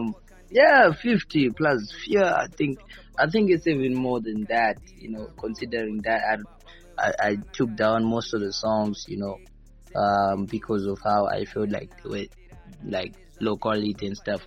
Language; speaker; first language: English; non-native, local second language; Shona